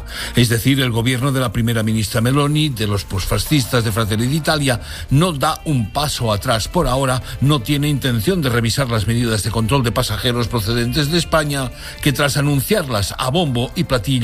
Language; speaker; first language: Spanish; native; Spanish